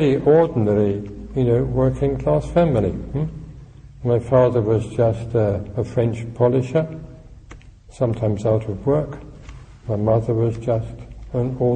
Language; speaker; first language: English; native; English